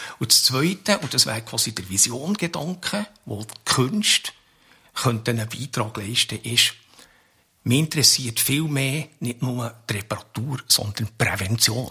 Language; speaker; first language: German; native; German